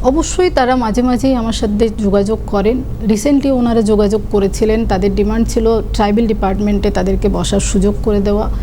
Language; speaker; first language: Bangla; non-native, local second language; Santali